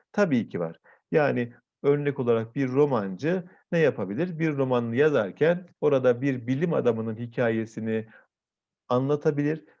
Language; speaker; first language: Turkish; native; Turkish